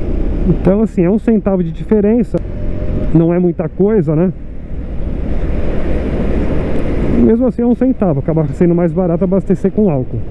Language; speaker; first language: Portuguese; native; Portuguese